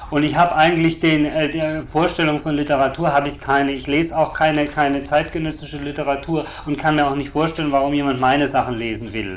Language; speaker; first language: German; native; German